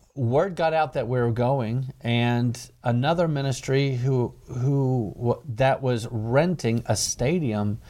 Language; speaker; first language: English; native; English